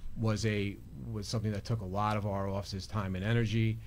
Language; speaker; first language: English; native; English